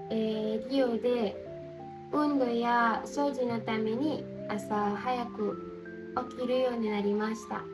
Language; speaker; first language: Japanese; non-native, learner; Indonesian